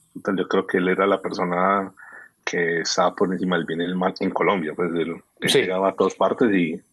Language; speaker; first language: Spanish; native; Spanish